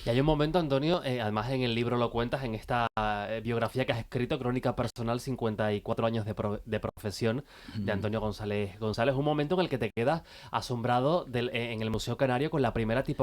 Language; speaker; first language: Spanish; native; Spanish